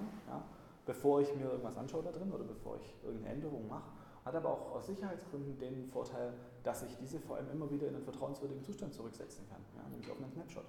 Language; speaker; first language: German; native; German